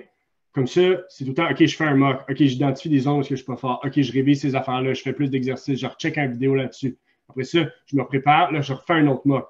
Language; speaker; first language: French; native; French